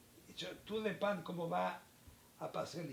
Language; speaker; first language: French; non-native, learner; Spanish